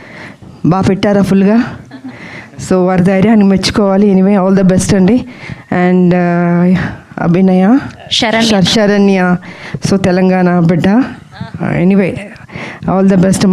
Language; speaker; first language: Telugu; native; Telugu